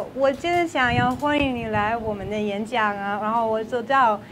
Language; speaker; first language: Chinese; non-native, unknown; English